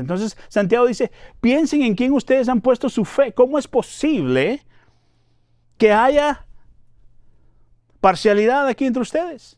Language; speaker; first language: Spanish; native; Spanish